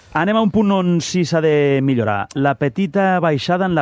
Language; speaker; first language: Catalan; native; Catalan